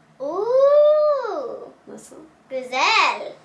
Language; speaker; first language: Turkish; early bilingual, heritage; English